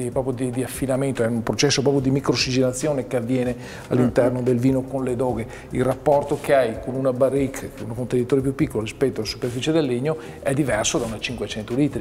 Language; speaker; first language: Italian; native; Italian